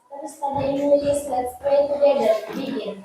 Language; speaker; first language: English; non-native, learner; Indonesian